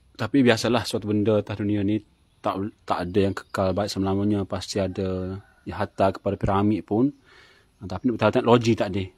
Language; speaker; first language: Malay; native; Malay